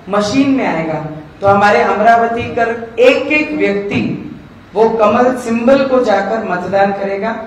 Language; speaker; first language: Hindi; non-native, local second language; Marathi